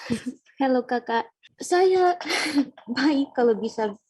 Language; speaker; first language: Indonesian; non-native, fluent; Ukrainian